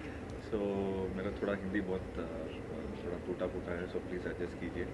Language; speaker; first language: Hindi; non-native, local second language; Tamil